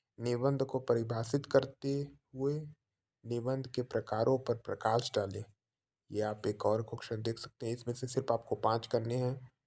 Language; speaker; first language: Hindi; native; Hindi